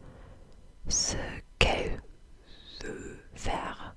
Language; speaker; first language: French; non-native, fluent; English